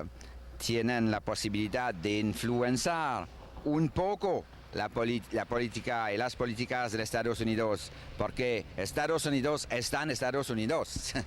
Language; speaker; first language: Spanish; non-native, learner; French